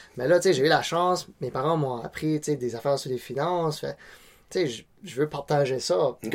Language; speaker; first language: French; non-native, local second language; Cantonese